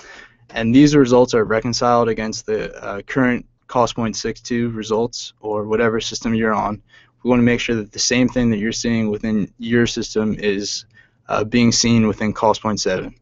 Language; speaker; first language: English; native; English